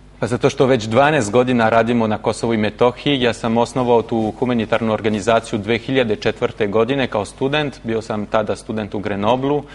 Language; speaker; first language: Serbian; non-native, fluent; French